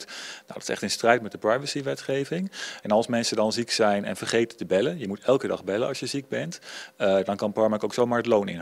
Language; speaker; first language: Dutch; native; Dutch